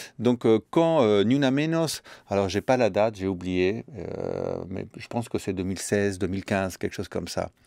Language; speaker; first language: French; early bilingual, other home language; Spanish